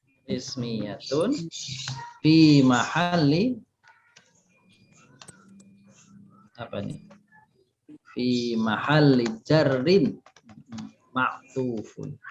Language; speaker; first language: Arabic; non-native, fluent; Indonesian